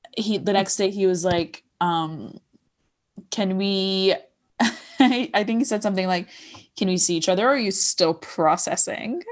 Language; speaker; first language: English; non-native, fluent; Arabic